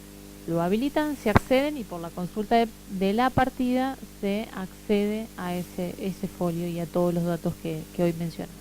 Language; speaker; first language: Spanish; native; Spanish